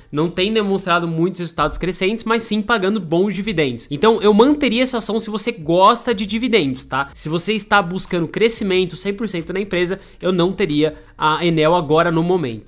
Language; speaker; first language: Portuguese; native; Portuguese